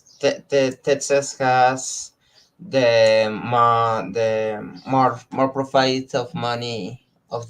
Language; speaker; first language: English; non-native, learner; Spanish